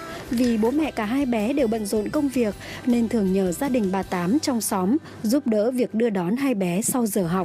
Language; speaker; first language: Vietnamese; native; Vietnamese